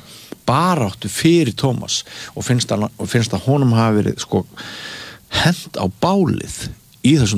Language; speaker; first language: Icelandic; native; Icelandic